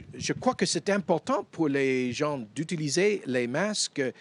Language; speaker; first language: French; non-native, fluent; English